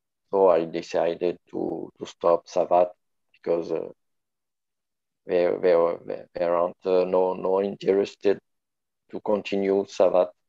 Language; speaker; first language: English; non-native, learner; French